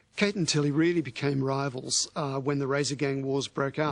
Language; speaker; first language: English; native; English